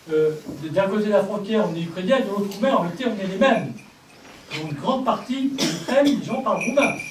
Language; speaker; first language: French; native; French